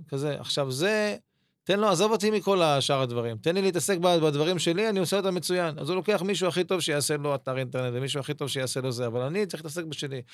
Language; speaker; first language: Hebrew; native; Hebrew